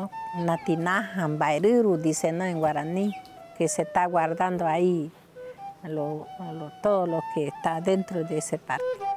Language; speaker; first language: Spanish; non-native, local second language; Guarani